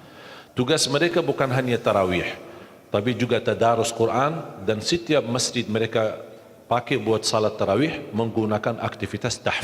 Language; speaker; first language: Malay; non-native, fluent; Arabic